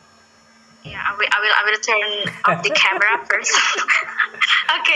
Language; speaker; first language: English; non-native, learner; Indonesian